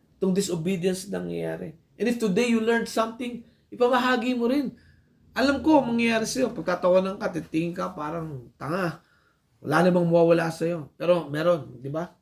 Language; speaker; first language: Filipino; non-native, local second language; Iloko